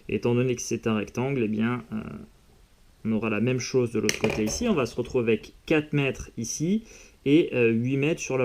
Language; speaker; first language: French; native; French